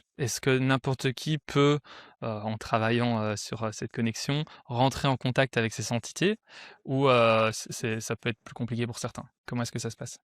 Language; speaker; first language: French; native; French